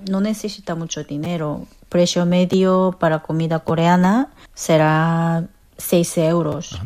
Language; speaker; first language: Spanish; non-native, fluent; Korean